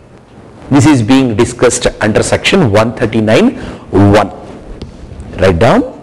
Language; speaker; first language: English; non-native, local second language; Hindi